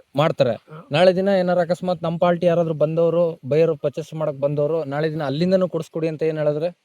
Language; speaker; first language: Kannada; native; Kannada